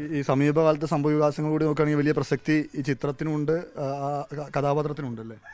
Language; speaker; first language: Malayalam; native; Malayalam